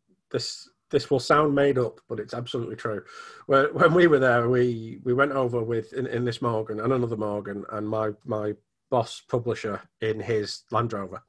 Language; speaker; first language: English; native; English